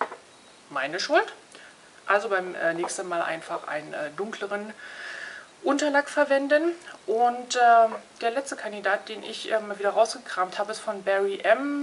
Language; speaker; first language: German; native; German